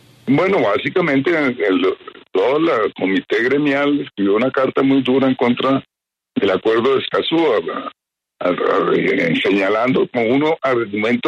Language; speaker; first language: Spanish; native; Spanish